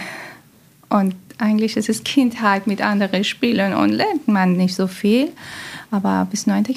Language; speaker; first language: German; non-native, learner; Persian